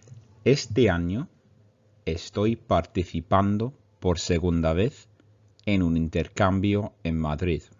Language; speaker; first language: Spanish; non-native, fluent; English